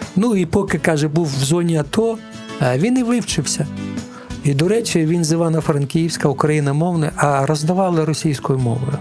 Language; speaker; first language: Ukrainian; non-native, local second language; Russian